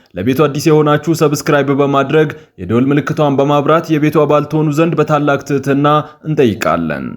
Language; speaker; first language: Amharic; native; Amharic